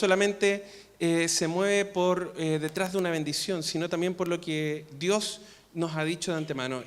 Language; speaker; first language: Spanish; native; Spanish